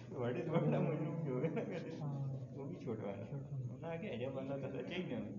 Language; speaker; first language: Urdu; non-native, local second language; Punjabi